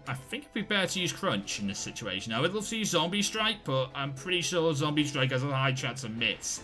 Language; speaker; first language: English; native; English